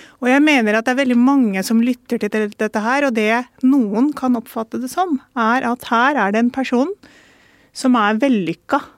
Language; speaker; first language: Norwegian; early bilingual, other home language; Urdu